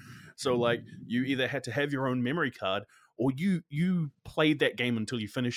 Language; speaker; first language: English; native; English